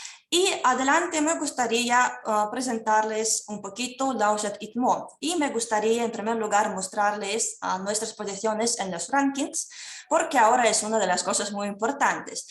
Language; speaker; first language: Spanish; non-native, fluent; Russian